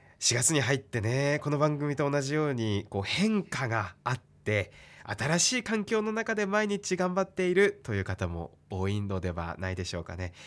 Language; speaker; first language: Japanese; native; Japanese